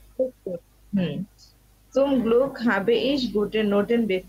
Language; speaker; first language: German; non-native, learner; Bangla